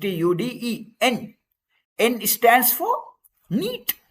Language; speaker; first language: English; non-native, local second language; Sinhala